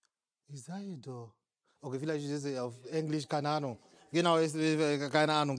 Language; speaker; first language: German; non-native, fluent; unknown